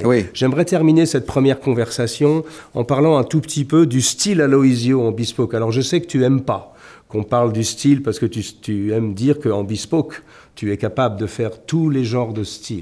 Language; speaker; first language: French; native; French